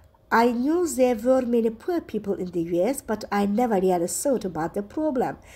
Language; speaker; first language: English; non-native, fluent; Azerbaijani